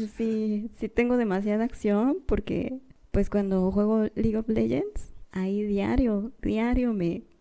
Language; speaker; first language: Spanish; native; Spanish